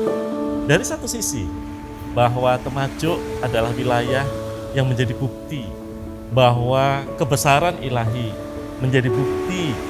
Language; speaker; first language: Indonesian; native; Indonesian